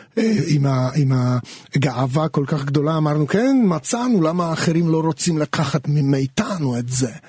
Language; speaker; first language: Hebrew; non-native, fluent; Polish